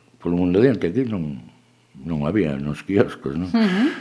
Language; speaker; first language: Galician; early bilingual, other home language; Spanish